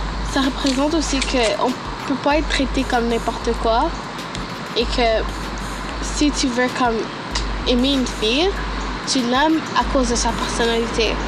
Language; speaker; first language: French; early bilingual, other home language; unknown